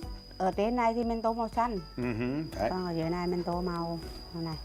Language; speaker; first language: Vietnamese; native; Vietnamese